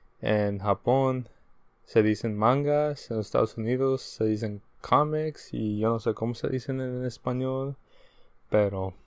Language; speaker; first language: Spanish; early bilingual, heritage; Spanish